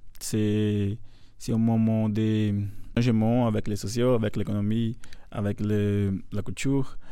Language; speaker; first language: French; non-native, learner; Portuguese